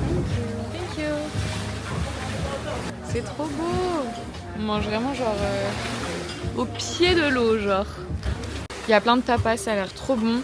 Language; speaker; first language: French; native; French